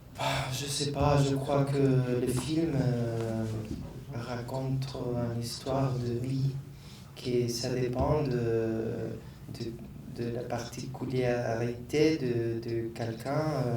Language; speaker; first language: French; non-native, learner; Spanish